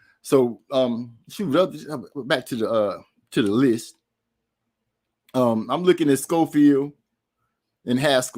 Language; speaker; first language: English; native; English